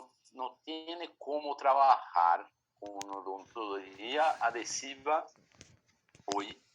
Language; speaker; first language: Spanish; non-native, fluent; Portuguese